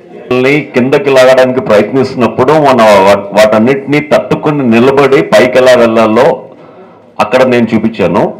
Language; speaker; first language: Telugu; native; Telugu